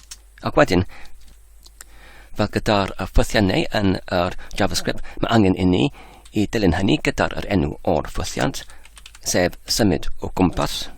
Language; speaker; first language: Welsh; non-native, fluent; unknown